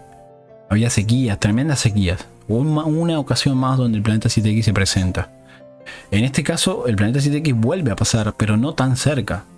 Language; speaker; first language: Spanish; native; Spanish